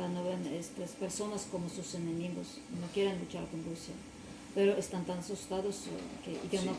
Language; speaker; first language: Spanish; non-native, learner; Russian